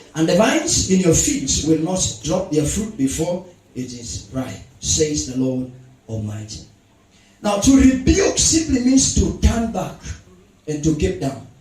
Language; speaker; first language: English; non-native, local second language; Swahili